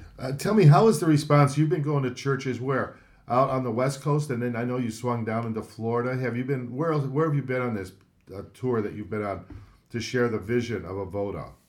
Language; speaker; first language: English; native; English